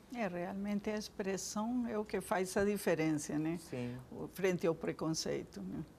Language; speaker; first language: Portuguese; non-native, fluent; Spanish